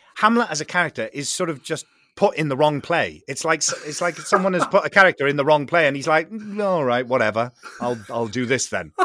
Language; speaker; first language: English; native; English